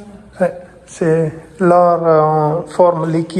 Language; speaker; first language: French; non-native, fluent; Hindi